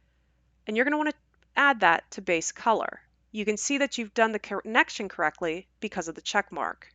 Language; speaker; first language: English; native; English